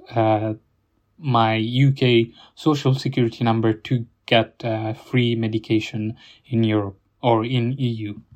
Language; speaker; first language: English; non-native, fluent; Italian